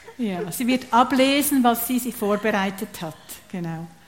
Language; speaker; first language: German; native; German